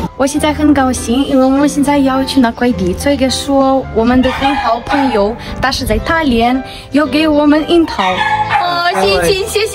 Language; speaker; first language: Chinese; non-native, learner; Ukrainian